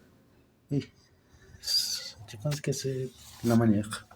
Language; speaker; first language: French; non-native, learner; Spanish